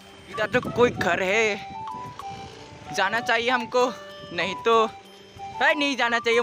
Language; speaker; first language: Hindi; non-native, local second language; Bodo